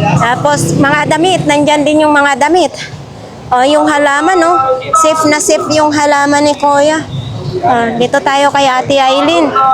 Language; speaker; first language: Filipino; non-native, local second language; Cebuano